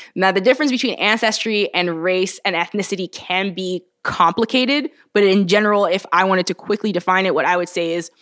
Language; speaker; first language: English; early bilingual, other home language; Bulgarian